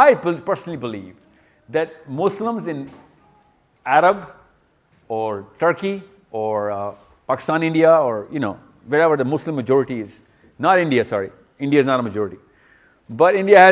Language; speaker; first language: English; non-native, local second language; Urdu